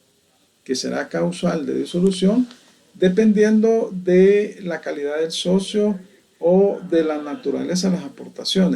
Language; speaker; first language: Spanish; native; Spanish